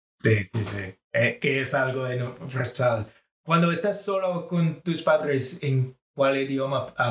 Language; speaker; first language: Spanish; non-native, fluent; English